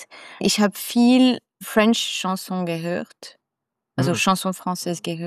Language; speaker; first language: German; non-native, local second language; French